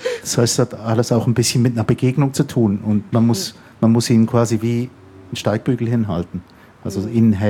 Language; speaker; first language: German; native; German